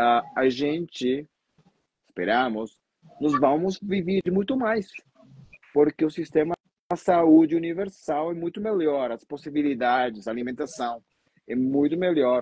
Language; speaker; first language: Portuguese; non-native, fluent; Spanish